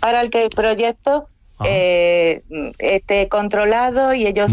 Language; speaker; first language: Spanish; native; Spanish